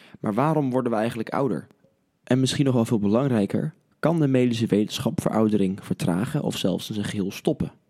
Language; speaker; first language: Dutch; native; Dutch